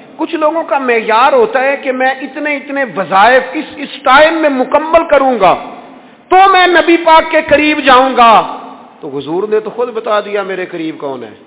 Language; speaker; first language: Urdu; non-native, local second language; Punjabi